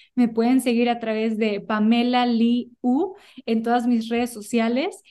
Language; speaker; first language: Spanish; early bilingual, heritage; Spanish